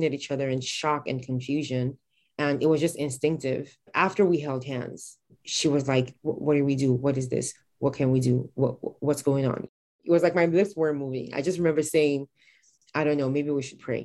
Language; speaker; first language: English; non-native, local second language; Igbo